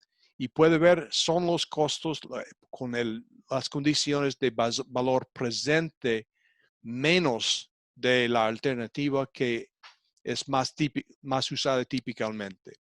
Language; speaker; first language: Spanish; non-native, fluent; English